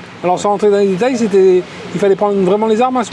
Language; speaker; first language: French; native; French